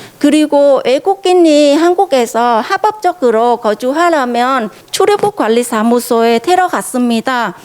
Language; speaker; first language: Korean; non-native, fluent; Vietnamese